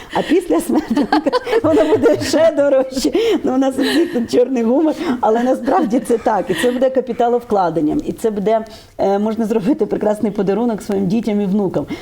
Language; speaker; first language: Ukrainian; native; Ukrainian